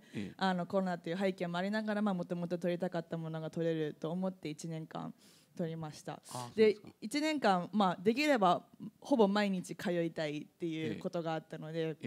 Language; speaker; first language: Japanese; native; Japanese